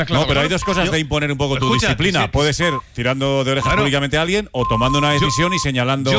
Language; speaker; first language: Spanish; native; Spanish